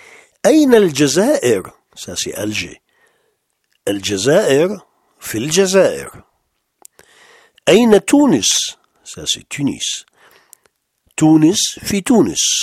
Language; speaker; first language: Arabic; non-native, fluent; French